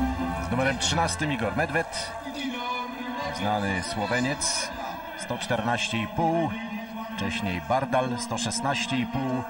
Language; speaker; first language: Polish; native; Polish